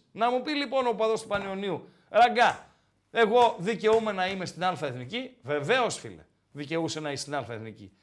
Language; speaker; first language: Greek; native; Greek